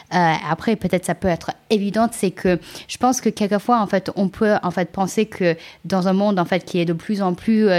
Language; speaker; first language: French; non-native, fluent; English